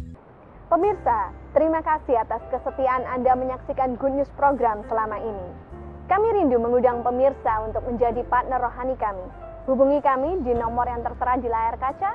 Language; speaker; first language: Indonesian; native; Indonesian